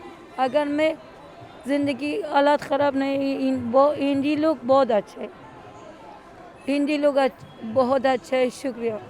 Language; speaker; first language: Hindi; non-native, learner; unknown